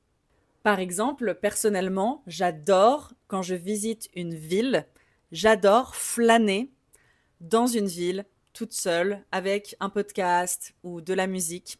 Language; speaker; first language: French; native; French